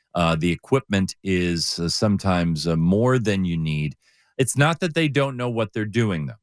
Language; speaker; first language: English; native; English